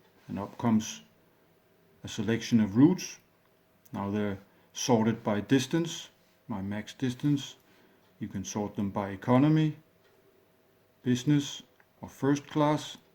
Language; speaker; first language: English; non-native, fluent; Danish